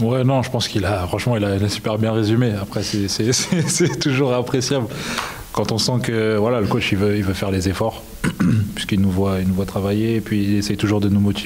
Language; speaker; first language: French; native; French